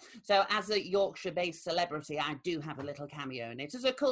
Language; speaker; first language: English; native; English